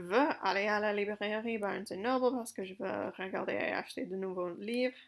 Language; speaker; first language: French; non-native, fluent; English